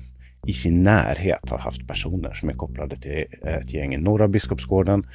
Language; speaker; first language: Swedish; native; Swedish